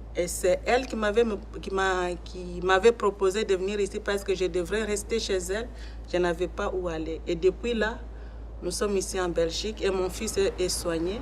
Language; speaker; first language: French; non-native, local second language; Swahili